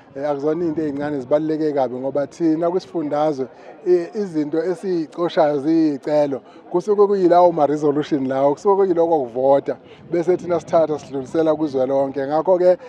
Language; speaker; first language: Zulu; native; Zulu